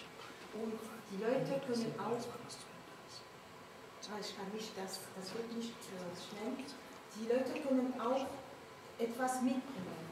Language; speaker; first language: German; non-native, learner; French